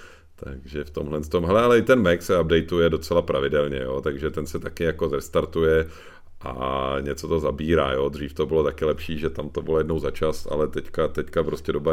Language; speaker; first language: Czech; native; Czech